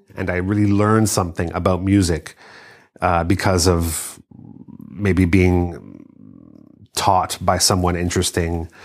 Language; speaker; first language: English; native; English